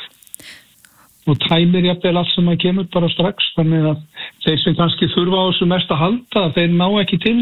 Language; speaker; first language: Icelandic; native; Icelandic